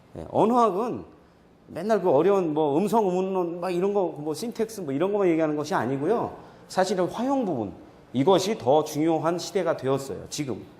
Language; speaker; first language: Korean; native; Korean